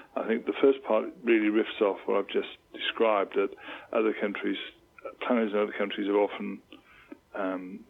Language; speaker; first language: English; native; English